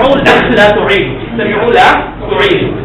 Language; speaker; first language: Arabic; non-native, fluent; Bangla